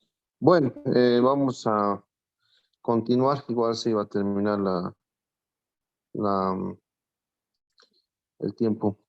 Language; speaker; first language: Spanish; native; Spanish